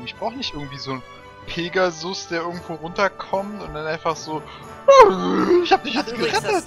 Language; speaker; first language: German; native; German